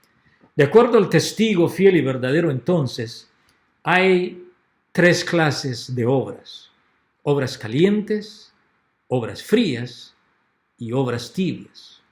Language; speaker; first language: Spanish; native; Spanish